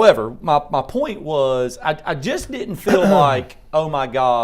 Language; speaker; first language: English; native; English